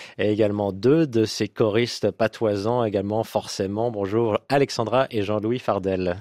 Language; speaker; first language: French; native; French